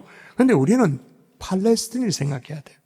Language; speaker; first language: Korean; native; Korean